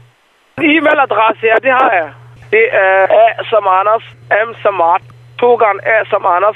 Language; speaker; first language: Danish; non-native, fluent; Somali